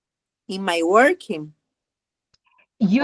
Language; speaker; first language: English; non-native, learner; Portuguese